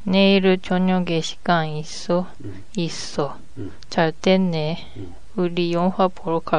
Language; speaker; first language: Korean; non-native, learner; Japanese